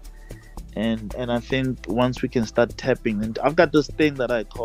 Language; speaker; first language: English; non-native, local second language; Tswana